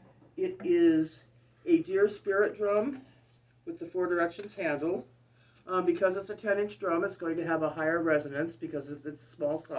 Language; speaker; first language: English; native; English